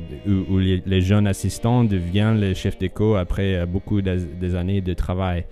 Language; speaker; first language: French; non-native, fluent; English